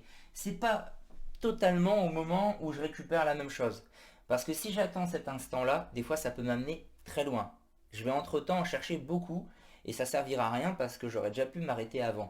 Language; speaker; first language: French; native; French